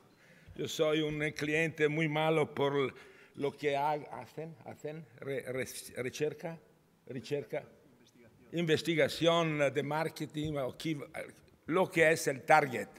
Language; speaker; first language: Spanish; non-native, learner; Italian